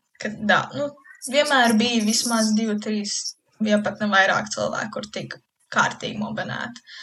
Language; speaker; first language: Latvian; early bilingual, heritage; Latvian